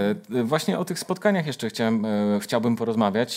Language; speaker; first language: Polish; native; Polish